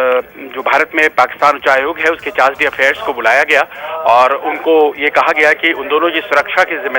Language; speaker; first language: Hindi; native; Hindi